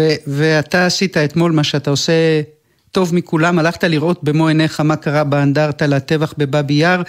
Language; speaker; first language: Hebrew; native; Hebrew